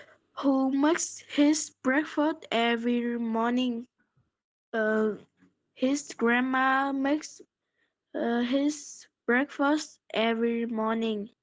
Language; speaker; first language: English; non-native, learner; Polish